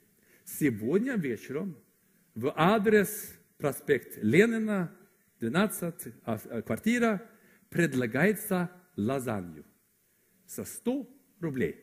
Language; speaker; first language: Russian; non-native, fluent; Swedish